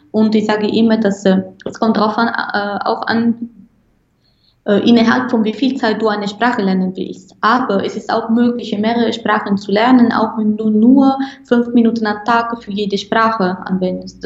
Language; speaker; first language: German; non-native, fluent; Italian